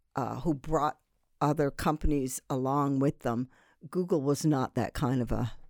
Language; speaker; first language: English; native; English